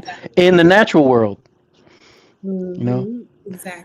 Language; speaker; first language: English; native; English